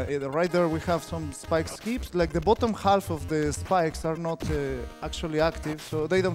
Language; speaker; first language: English; non-native, fluent; Spanish